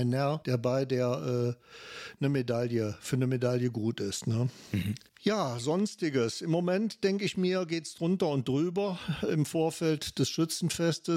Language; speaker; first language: German; native; German